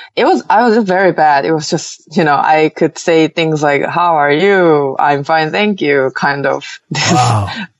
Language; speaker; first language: English; non-native, fluent; Korean